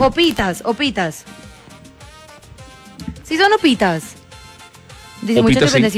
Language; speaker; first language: Spanish; native; Spanish